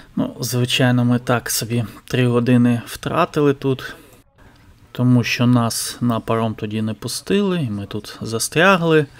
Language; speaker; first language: Ukrainian; non-native, local second language; Russian